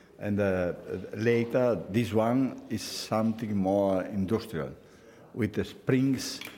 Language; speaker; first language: English; non-native, fluent; Italian